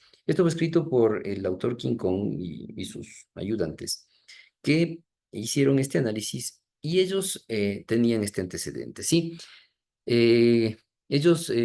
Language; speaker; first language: Spanish; native; Spanish